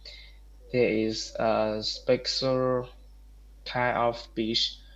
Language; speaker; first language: English; non-native, learner; Vietnamese